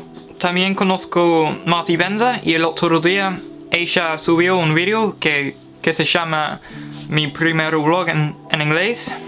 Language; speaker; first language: Spanish; non-native, fluent; English